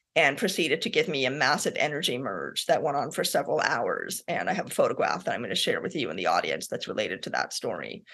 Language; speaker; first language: English; native; English